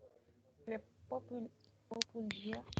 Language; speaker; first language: French; non-native, learner; Spanish